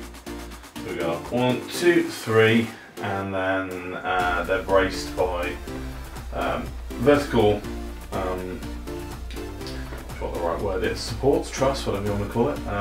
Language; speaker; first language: English; native; English